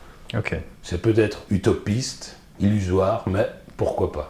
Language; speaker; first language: French; native; French